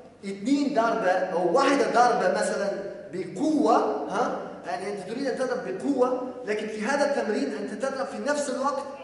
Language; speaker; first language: Arabic; non-native, fluent; Polish